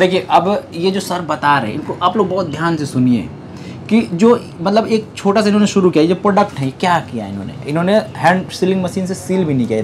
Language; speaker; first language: Hindi; native; Hindi